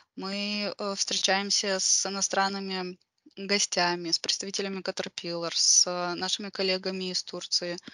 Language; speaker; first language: Russian; native; Russian